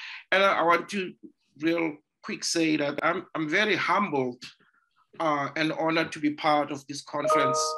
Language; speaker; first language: English; non-native, local second language; Zulu